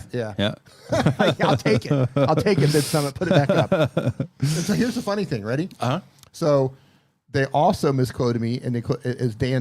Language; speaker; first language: English; native; English